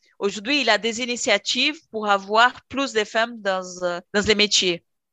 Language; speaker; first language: French; non-native, fluent; Portuguese